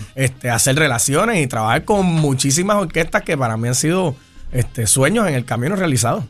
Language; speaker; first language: Spanish; native; Spanish